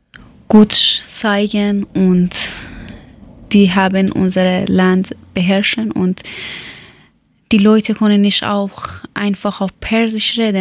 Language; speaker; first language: German; non-native, learner; Persian